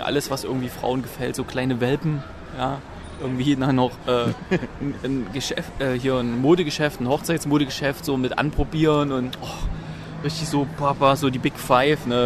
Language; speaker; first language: German; native; German